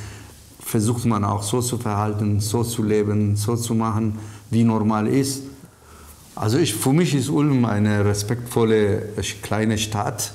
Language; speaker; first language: German; non-native, fluent; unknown